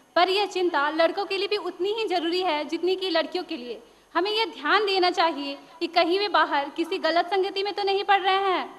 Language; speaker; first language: Hindi; native; Hindi